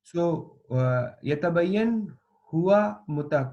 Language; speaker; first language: Arabic; non-native, learner; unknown